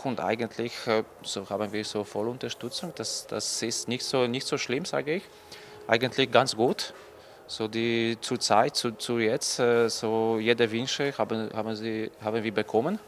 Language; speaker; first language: German; non-native, learner; Polish